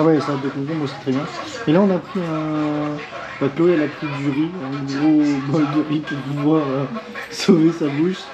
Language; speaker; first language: French; native; French